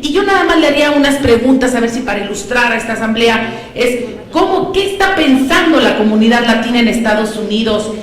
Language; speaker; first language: Spanish; native; Spanish